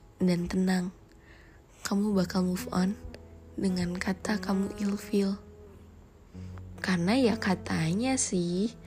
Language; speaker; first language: Indonesian; native; Indonesian